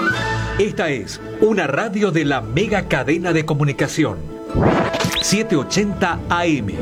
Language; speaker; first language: Spanish; native; Spanish